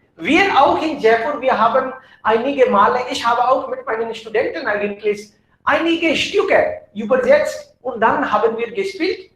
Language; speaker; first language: German; non-native, fluent; Hindi